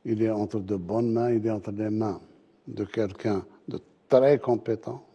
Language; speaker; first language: French; non-native, local second language; Arabic